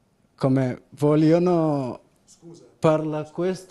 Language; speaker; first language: Italian; non-native, learner; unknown